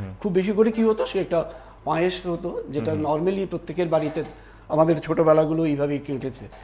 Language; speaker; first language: Bangla; native; Bangla